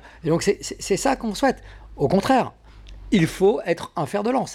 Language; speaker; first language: French; native; French